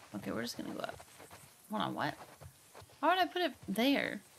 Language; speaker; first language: English; native; English